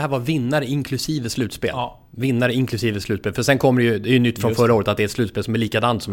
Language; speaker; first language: Swedish; native; Swedish